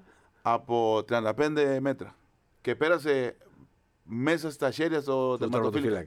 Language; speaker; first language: Greek; non-native, learner; Spanish